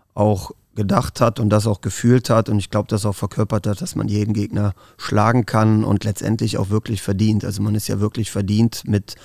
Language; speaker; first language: German; native; German